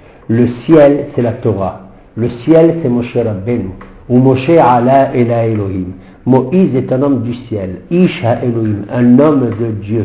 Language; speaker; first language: French; native; French